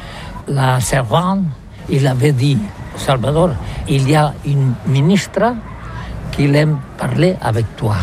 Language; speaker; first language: French; non-native, learner; Catalan